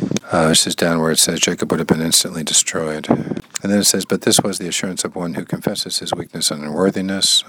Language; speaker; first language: English; native; English